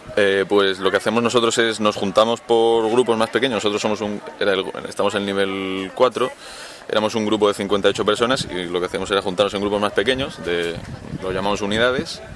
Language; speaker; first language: Spanish; native; Spanish